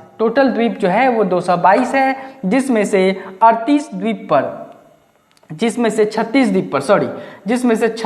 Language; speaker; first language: Hindi; native; Hindi